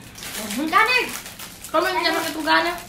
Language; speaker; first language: Spanish; non-native, learner; Haitian Creole